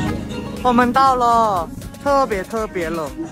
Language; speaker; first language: Chinese; non-native, fluent; Thai